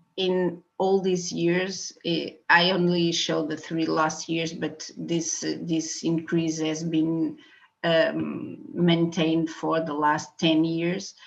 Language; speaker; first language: English; non-native, fluent; Portuguese